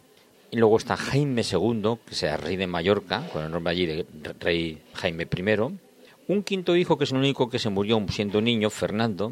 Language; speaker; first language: Spanish; native; Spanish